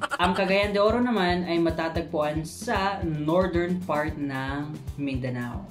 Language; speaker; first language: Filipino; non-native, local second language; Iloko